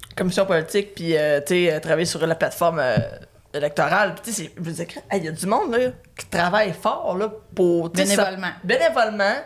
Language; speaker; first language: French; native; French